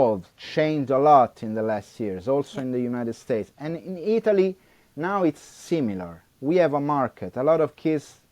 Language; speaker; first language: English; non-native, learner; Italian